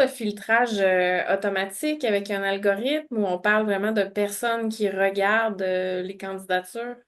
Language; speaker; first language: French; native; French